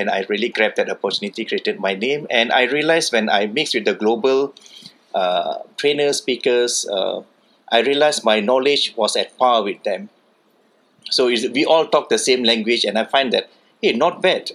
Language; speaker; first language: English; non-native, local second language; Tamil